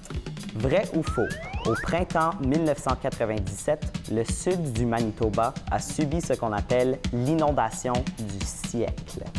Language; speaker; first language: French; native; French